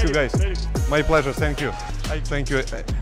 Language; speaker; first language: English; non-native, learner; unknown